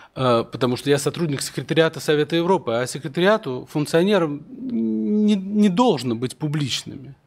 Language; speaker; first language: Russian; native; Russian